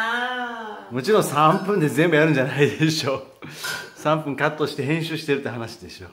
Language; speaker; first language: Japanese; native; Japanese